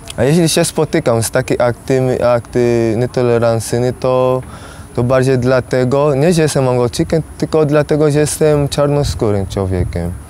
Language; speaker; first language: Polish; non-native, learner; Portuguese